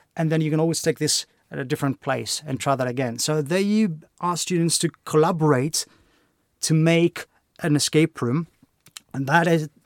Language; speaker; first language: English; non-native, fluent; Greek